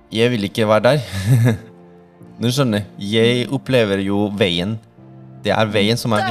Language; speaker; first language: Norwegian; non-native, fluent; Spanish